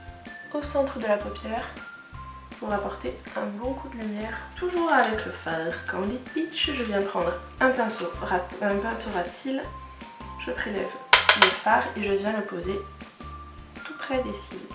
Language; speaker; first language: French; native; French